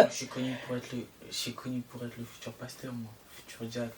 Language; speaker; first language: French; native; French